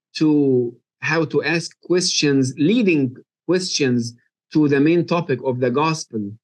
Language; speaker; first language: English; non-native, fluent; Arabic